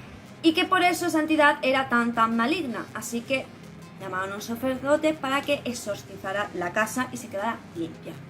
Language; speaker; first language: Spanish; native; Spanish